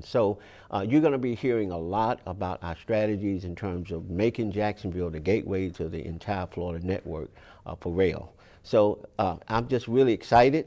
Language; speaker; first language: English; native; English